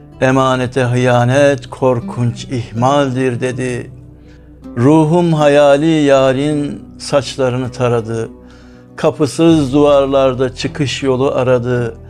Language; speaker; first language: Turkish; native; Turkish